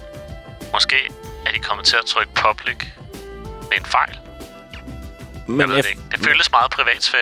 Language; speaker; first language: Danish; native; Danish